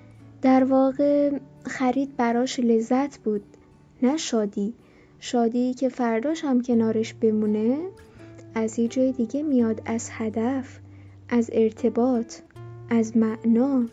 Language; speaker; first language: Persian; native; Persian